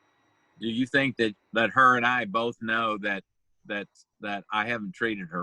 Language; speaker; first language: English; native; English